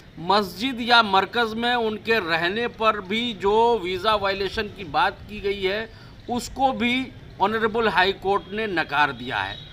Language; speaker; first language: Hindi; native; Hindi